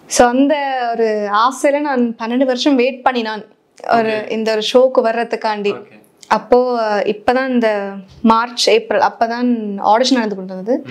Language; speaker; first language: Tamil; early bilingual, heritage; Tamil